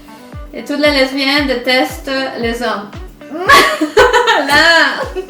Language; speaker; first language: French; non-native, fluent; Spanish